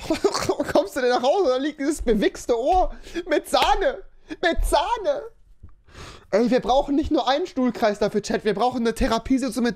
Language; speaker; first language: German; native; German